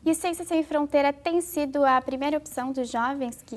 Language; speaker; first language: Portuguese; native; Portuguese